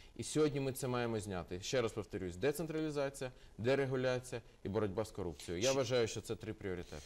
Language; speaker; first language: Ukrainian; non-native, local second language; Russian